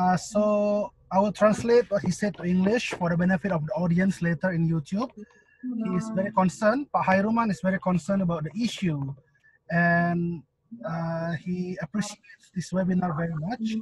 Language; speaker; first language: English; non-native, fluent; Indonesian